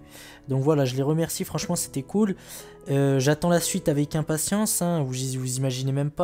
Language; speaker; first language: French; native; French